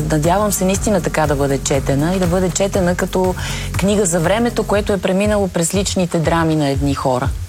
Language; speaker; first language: Bulgarian; native; Bulgarian